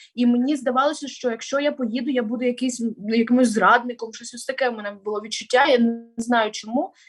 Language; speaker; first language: Ukrainian; non-native, local second language; Russian